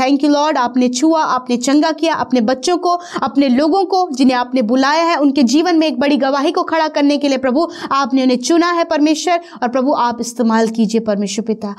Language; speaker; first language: Hindi; native; Hindi